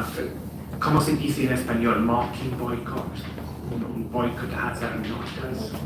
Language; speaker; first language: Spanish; non-native, fluent; English